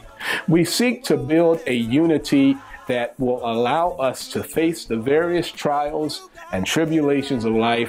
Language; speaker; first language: English; native; English